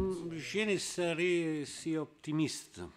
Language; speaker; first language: French; non-native, learner; Italian